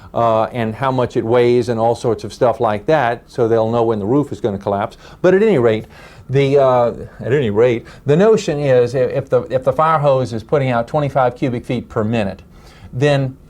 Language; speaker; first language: English; native; English